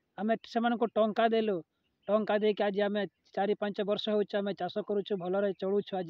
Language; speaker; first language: Odia; non-native, local second language; Santali